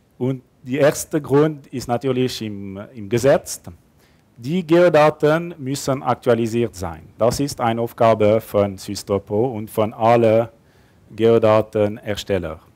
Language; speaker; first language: German; non-native, local second language; French